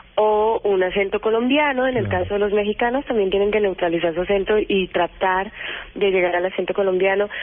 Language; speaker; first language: Spanish; native; Spanish